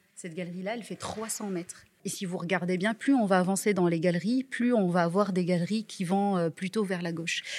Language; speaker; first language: French; non-native, local second language; Arabic